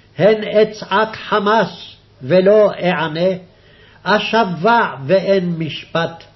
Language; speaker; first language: Hebrew; native; Hebrew